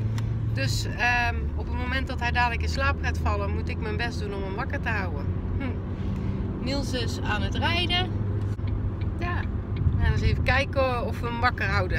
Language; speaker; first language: Dutch; native; Dutch